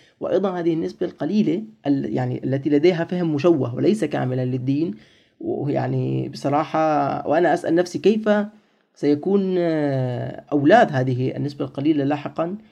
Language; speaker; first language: Arabic; native; Arabic